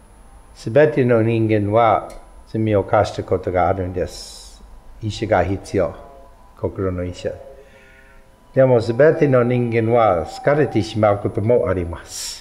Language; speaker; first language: Japanese; non-native, fluent; English